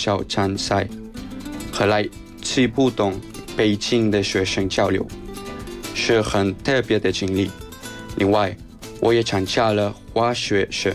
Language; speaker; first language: Chinese; non-native, fluent; Spanish